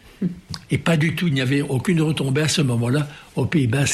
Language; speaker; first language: French; native; French